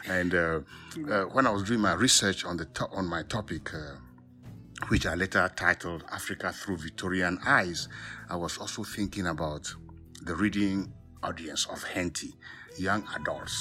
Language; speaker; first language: English; non-native, local second language; Ewe